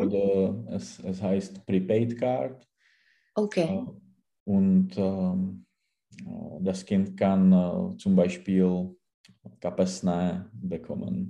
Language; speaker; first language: German; non-native, learner; Czech